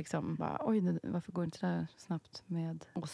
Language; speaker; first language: Swedish; native; Swedish